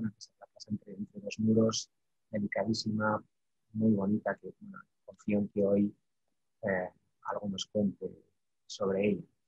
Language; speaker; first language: Spanish; native; Spanish